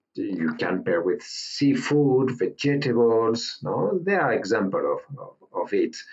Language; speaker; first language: English; non-native, learner; French